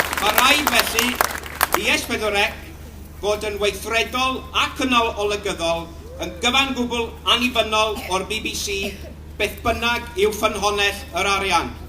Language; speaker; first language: Welsh; native; Welsh